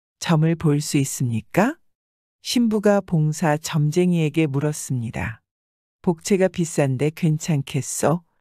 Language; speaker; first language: Korean; native; Korean